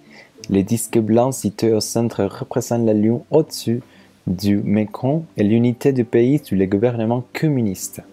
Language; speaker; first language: French; non-native, learner; Spanish